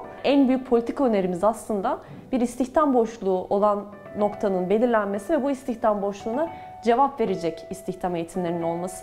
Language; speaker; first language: Turkish; native; Turkish